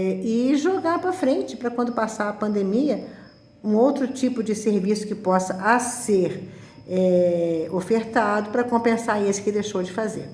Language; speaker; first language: Portuguese; native; Portuguese